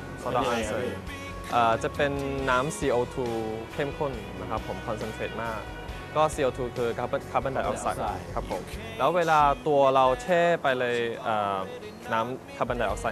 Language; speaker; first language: Thai; non-native, fluent; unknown